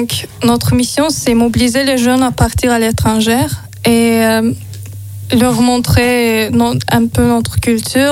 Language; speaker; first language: French; non-native, learner; Azerbaijani